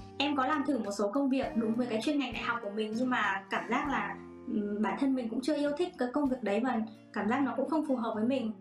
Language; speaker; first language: Vietnamese; native; Vietnamese